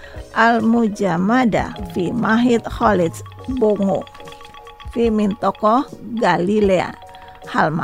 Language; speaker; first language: Arabic; non-native, fluent; Indonesian